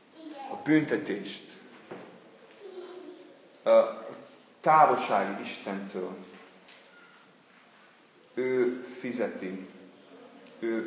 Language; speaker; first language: Hungarian; non-native, fluent; English